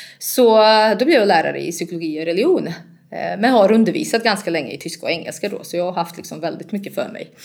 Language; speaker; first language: Swedish; non-native, fluent; Bosnian